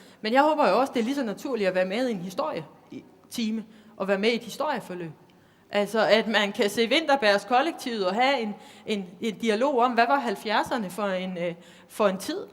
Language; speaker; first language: Danish; native; Danish